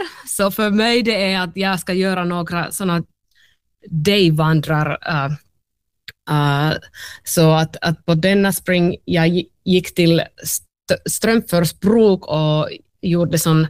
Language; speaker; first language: Swedish; non-native, local second language; Finnish